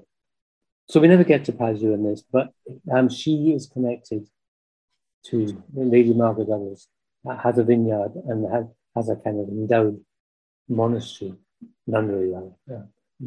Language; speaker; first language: English; native; English